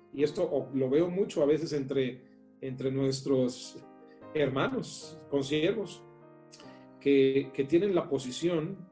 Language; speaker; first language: Spanish; native; Spanish